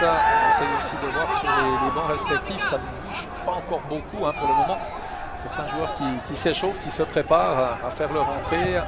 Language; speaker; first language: French; native; French